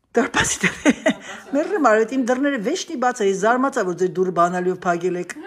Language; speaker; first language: Armenian; native; Armenian